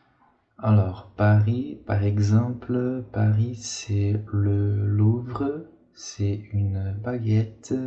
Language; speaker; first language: French; non-native, fluent; Portuguese